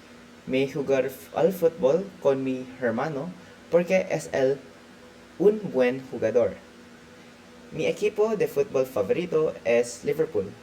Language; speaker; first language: Spanish; non-native, learner; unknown